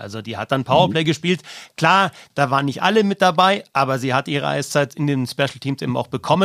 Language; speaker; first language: German; native; German